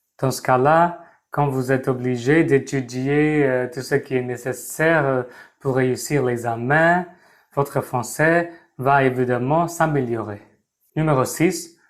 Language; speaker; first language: French; non-native, fluent; Burmese